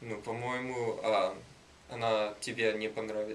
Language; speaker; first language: Russian; non-native, learner; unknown